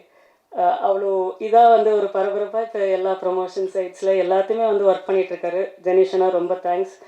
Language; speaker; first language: Tamil; native; Tamil